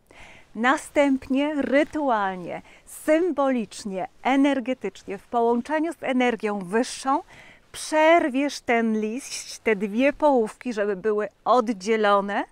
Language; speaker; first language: Polish; native; Polish